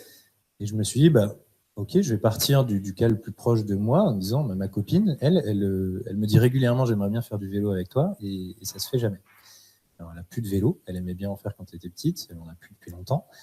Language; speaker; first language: French; native; French